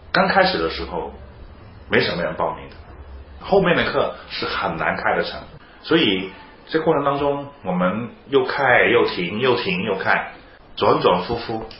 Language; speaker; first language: Chinese; non-native, fluent; Cantonese